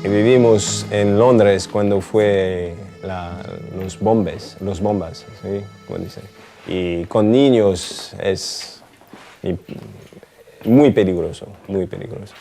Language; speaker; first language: Spanish; non-native, learner; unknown